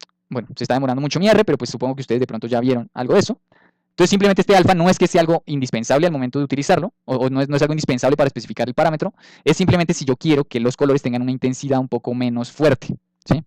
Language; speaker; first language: Spanish; native; Spanish